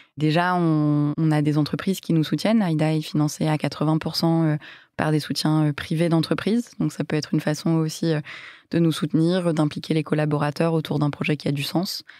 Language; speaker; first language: French; native; French